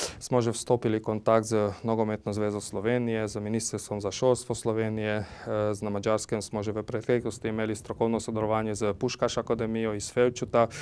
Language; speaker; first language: Slovenian; non-native, local second language; Hungarian